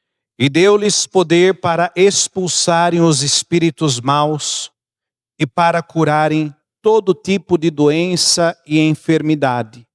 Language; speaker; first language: Portuguese; native; Portuguese